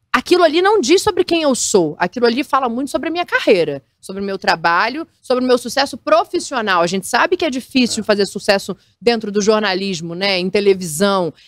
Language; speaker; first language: Portuguese; native; Portuguese